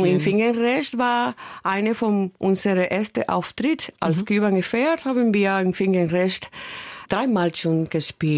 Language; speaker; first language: German; non-native, learner; Spanish